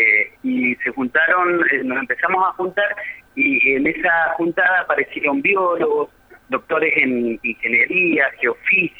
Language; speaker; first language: Spanish; native; Spanish